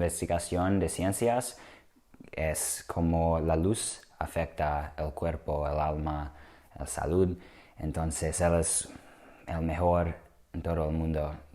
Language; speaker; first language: Spanish; non-native, learner; English